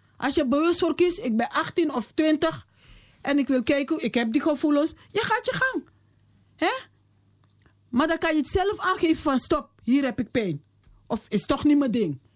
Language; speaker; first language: Dutch; native; Dutch